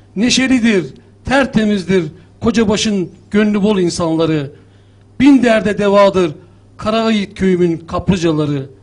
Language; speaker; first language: Turkish; native; Turkish